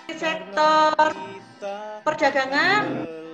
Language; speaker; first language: Indonesian; native; Indonesian